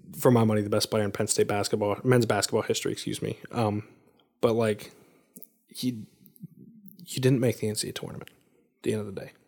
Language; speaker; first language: English; native; English